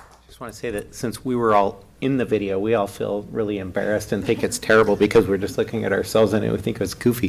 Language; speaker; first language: English; native; English